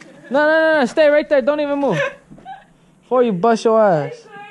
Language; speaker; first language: English; early bilingual, other home language; Spanish